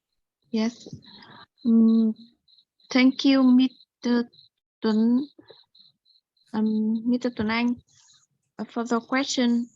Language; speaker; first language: English; non-native, learner; Vietnamese